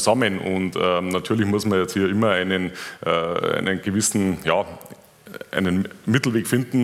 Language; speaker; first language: German; native; German